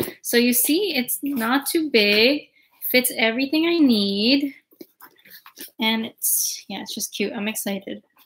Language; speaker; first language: English; native; English